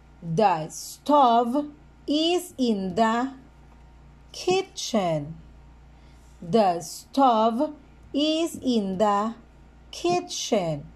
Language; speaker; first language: English; non-native, fluent; Spanish